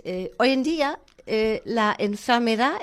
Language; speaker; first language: Spanish; non-native, fluent; German